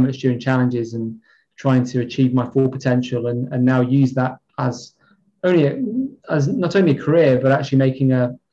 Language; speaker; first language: English; native; English